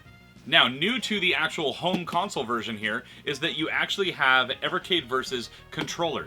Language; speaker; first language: English; native; English